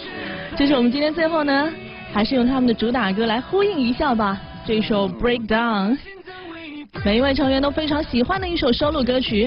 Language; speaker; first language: Chinese; native; Chinese